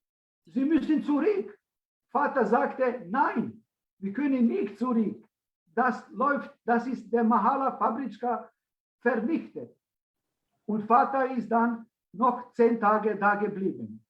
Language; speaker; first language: German; non-native, fluent; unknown